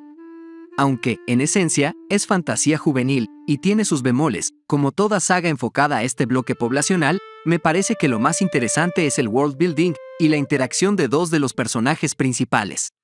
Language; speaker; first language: Spanish; native; Spanish